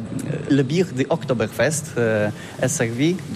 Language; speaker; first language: French; non-native, learner; Polish